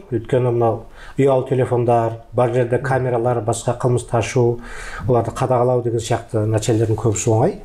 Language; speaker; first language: Kazakh; native; Kazakh